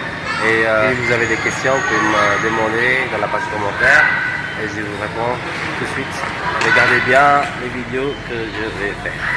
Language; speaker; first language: French; non-native, fluent; Indonesian